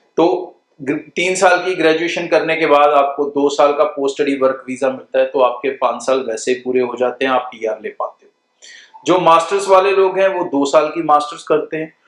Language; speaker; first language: Hindi; non-native, local second language; Punjabi